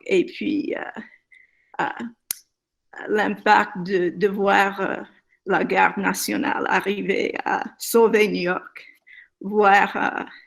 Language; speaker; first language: French; non-native, fluent; English